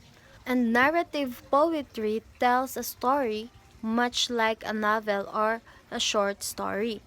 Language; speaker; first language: English; non-native, fluent; Filipino